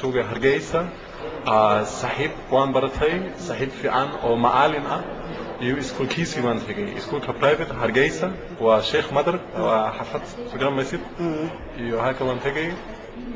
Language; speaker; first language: Somali; non-native, learner; German